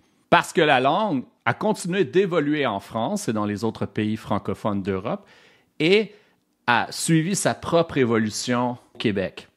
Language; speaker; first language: French; native; French